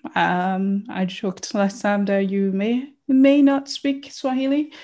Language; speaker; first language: English; non-native, fluent; Rundi